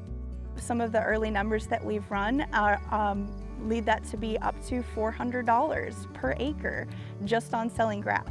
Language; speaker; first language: English; native; English